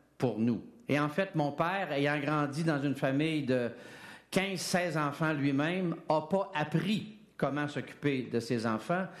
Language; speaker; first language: French; native; French